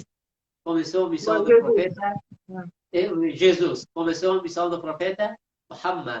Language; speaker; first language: Portuguese; non-native, fluent; Persian